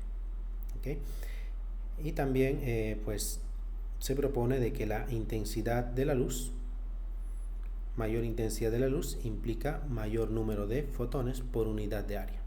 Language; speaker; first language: Spanish; native; Spanish